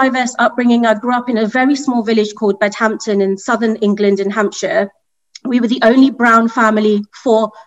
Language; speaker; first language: English; native; English